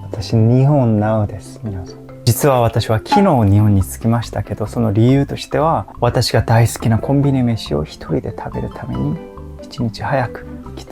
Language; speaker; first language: Japanese; non-native, fluent; Korean